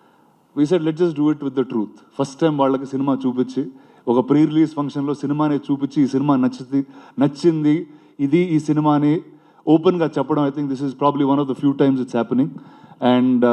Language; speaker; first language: Telugu; native; Telugu